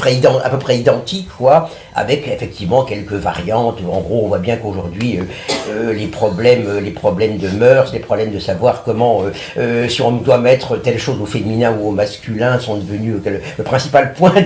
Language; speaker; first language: French; native; French